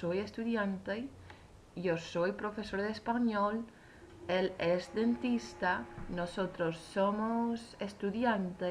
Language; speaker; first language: Spanish; non-native, fluent; English